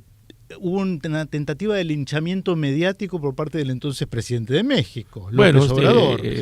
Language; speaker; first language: Spanish; native; Spanish